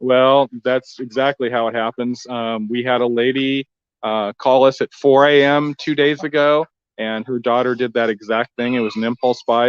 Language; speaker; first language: English; native; English